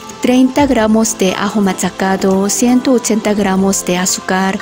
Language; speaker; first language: Spanish; non-native, learner; Korean